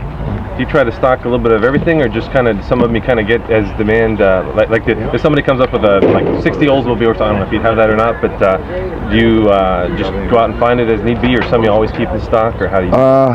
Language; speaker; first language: English; native; English